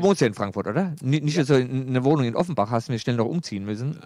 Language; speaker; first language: German; native; German